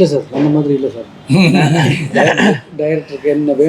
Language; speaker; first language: Tamil; non-native, learner; Malayalam